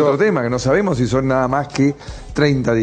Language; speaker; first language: Spanish; native; Spanish